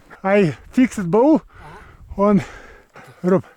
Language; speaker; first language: English; non-native, learner; Russian